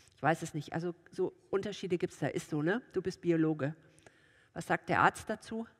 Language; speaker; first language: German; native; German